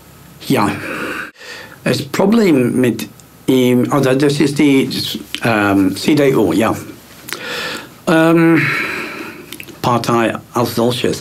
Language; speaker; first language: German; non-native, fluent; English